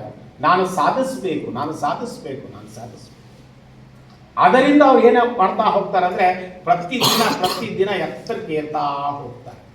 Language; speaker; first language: Kannada; native; Kannada